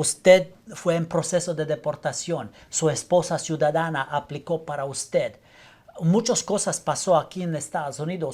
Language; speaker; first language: Spanish; non-native, learner; English